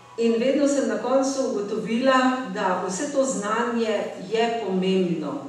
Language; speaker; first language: Slovenian; native; Slovenian